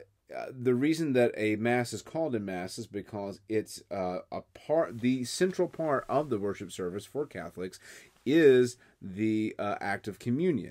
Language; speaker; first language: English; native; English